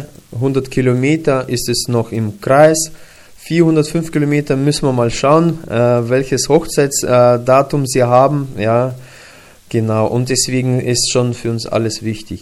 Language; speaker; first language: German; non-native, fluent; Russian